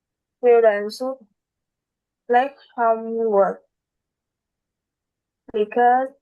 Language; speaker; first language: English; non-native, learner; Vietnamese